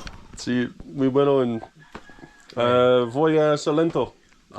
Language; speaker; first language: Spanish; non-native, learner; English